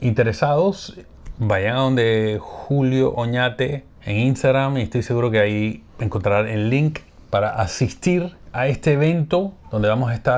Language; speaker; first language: Spanish; native; Spanish